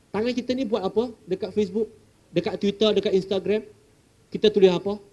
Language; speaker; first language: Malay; non-native, local second language; Chinese